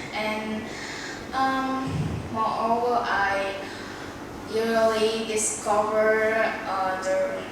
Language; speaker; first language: English; non-native, learner; Vietnamese